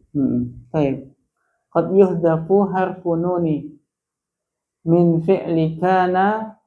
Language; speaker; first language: Arabic; non-native, fluent; Indonesian